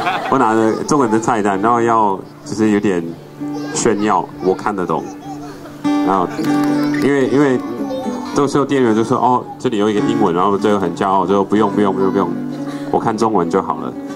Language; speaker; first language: Chinese; non-native, fluent; English